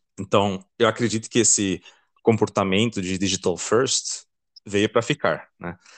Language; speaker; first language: Portuguese; non-native, fluent; Dutch